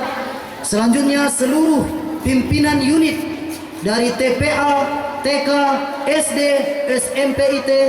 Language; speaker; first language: Indonesian; native; Indonesian